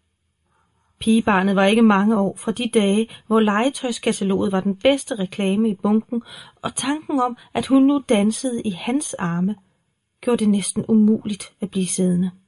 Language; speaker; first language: Danish; native; Danish